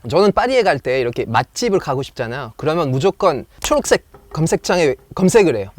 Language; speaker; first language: Korean; non-native, fluent; French